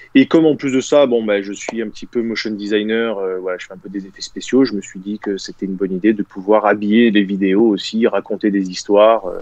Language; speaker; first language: French; native; French